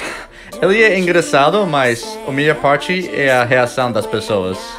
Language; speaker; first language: Portuguese; non-native, fluent; English